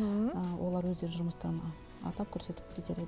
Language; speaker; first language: Kazakh; native; Kazakh